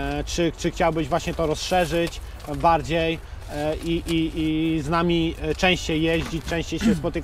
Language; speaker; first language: Polish; native; Polish